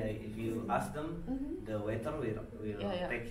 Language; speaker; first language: English; non-native, fluent; Indonesian